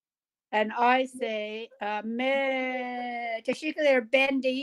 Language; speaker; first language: Turkish; non-native, learner; English